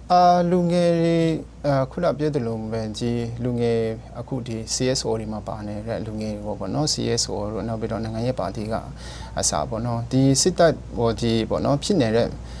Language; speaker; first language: Burmese; non-native, local second language; Kachin